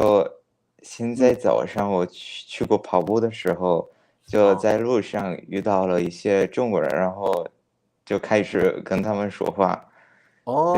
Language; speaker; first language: Chinese; non-native, fluent; Italian